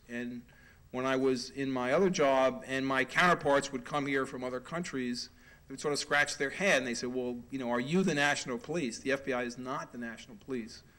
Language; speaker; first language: English; native; English